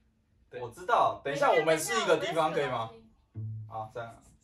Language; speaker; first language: Chinese; native; Chinese